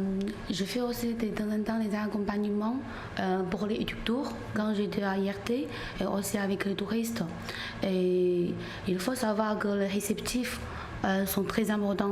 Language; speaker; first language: French; non-native, learner; Chinese